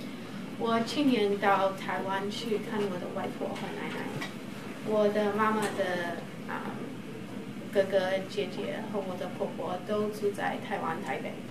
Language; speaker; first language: Chinese; early bilingual, heritage; Chinese